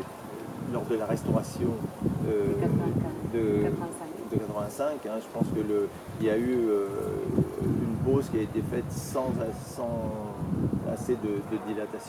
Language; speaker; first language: French; native; French